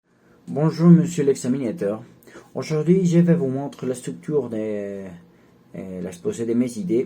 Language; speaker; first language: French; non-native, learner; Spanish